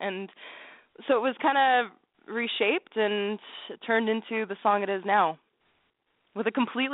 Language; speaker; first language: English; native; English